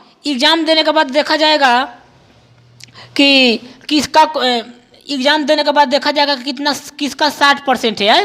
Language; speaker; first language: Hindi; non-native, local second language; Bhojpuri